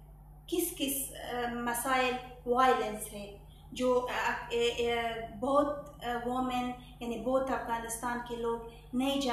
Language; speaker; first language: Hindi; non-native, fluent; Persian